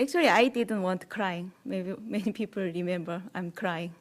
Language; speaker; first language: English; non-native, learner; Korean